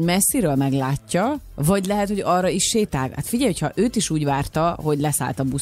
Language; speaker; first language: Hungarian; native; Hungarian